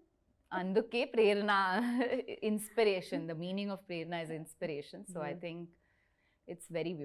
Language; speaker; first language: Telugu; non-native, learner; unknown